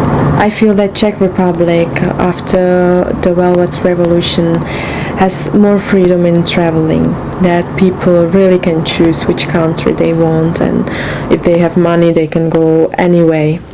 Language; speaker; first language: English; non-native, learner; Czech